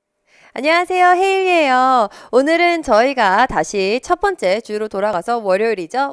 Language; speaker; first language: Korean; native; Korean